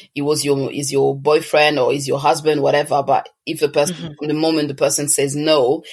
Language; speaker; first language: English; early bilingual, other home language; French